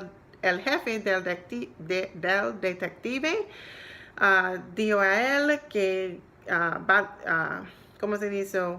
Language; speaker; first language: Spanish; non-native, learner; English